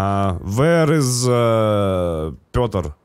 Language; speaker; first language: English; non-native, learner; Russian